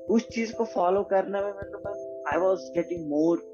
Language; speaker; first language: Hindi; native; Hindi